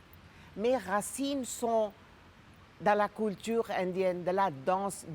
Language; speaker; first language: French; non-native, fluent; Gujarati